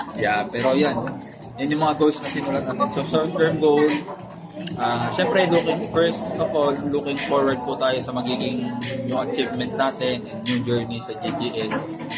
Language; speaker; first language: Filipino; native; Filipino